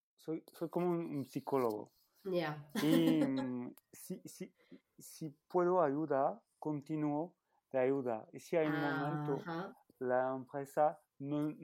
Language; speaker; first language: Spanish; non-native, fluent; French